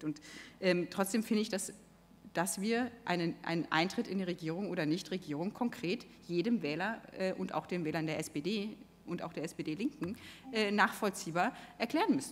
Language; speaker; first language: German; native; German